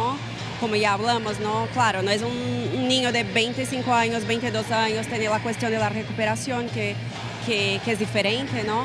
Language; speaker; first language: Spanish; non-native, fluent; Portuguese